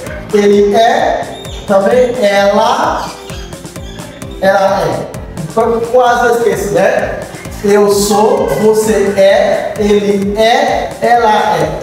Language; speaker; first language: Portuguese; non-native, fluent; Haitian Creole